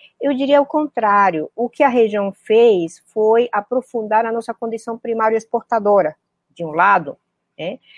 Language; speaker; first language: Portuguese; non-native, fluent; Spanish